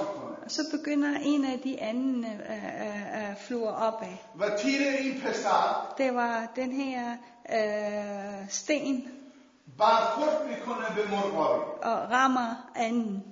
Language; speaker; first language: Danish; non-native, fluent; Persian